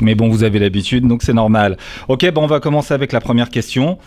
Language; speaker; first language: French; native; French